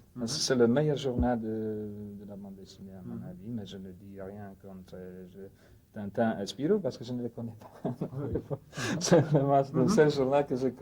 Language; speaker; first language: French; non-native, fluent; Polish